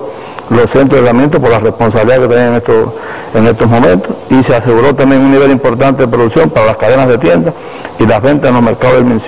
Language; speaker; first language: Spanish; native; Spanish